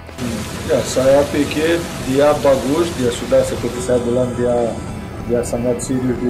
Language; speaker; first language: Indonesian; non-native, fluent; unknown